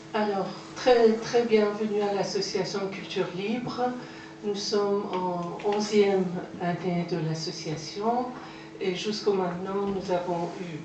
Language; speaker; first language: French; non-native, fluent; Persian